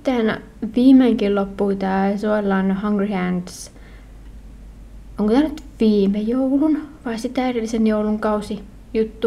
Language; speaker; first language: Finnish; native; Finnish